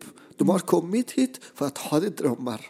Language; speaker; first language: Swedish; non-native, fluent; Persian